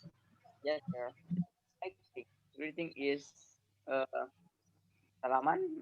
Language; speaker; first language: English; non-native, learner; Indonesian